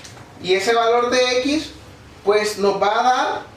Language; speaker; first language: Spanish; native; Spanish